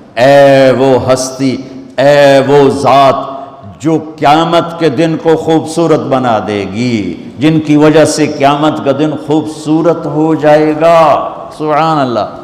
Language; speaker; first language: Urdu; non-native, local second language; Punjabi